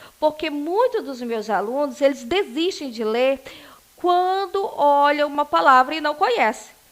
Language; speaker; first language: Portuguese; native; Portuguese